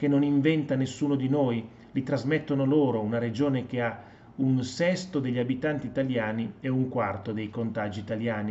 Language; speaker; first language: Italian; native; Italian